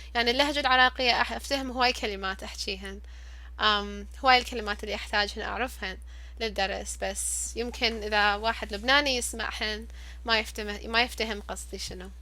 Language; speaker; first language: Arabic; early bilingual, heritage; Arabic